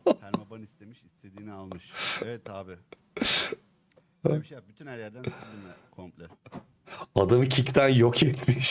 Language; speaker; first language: Turkish; native; Turkish